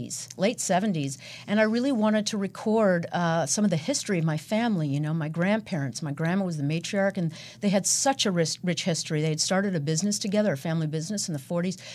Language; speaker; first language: English; native; English